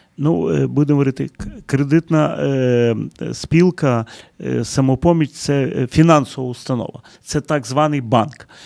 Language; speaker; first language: Ukrainian; early bilingual, heritage; Ukrainian